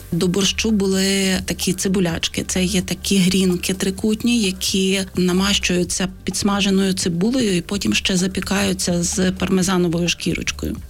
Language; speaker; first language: Ukrainian; native; Ukrainian